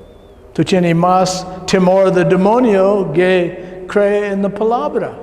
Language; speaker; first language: Spanish; non-native, learner; English